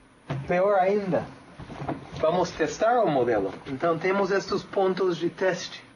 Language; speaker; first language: Spanish; non-native, fluent; English